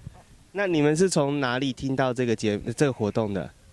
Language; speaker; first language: Chinese; native; Chinese